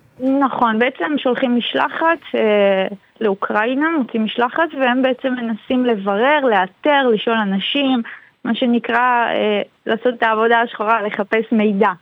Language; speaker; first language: Hebrew; early bilingual, other home language; Russian